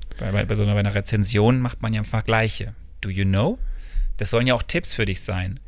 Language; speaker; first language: German; native; German